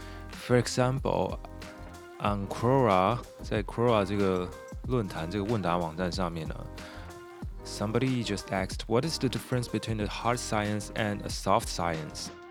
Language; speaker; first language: English; non-native, fluent; Chinese